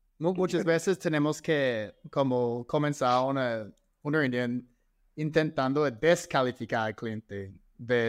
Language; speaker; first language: Spanish; non-native, fluent; English